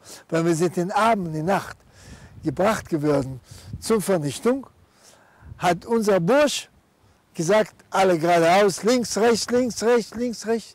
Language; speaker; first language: German; non-native, fluent; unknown